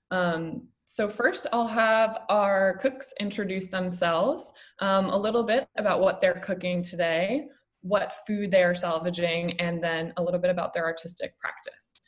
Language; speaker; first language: English; native; English